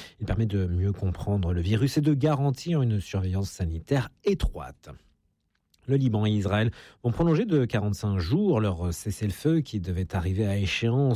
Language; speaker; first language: French; native; French